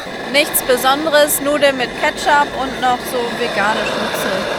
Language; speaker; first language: German; native; German